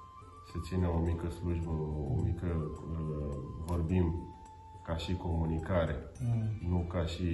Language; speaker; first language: Romanian; non-native, local second language; Crimean Tatar